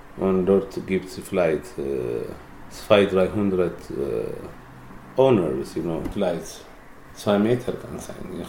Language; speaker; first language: German; non-native, learner; Tigrinya